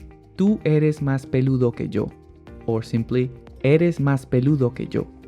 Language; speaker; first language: Spanish; native; Spanish